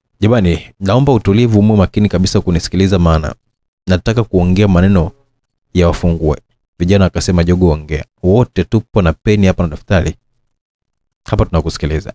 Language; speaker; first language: Swahili; native; Swahili